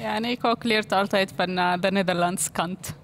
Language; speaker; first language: Dutch; non-native, learner; Arabic